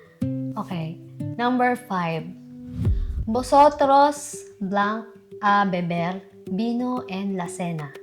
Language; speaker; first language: Spanish; non-native, learner; Filipino